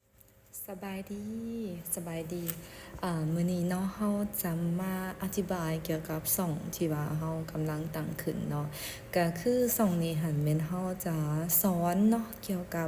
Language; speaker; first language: Thai; non-native, local second language; Lao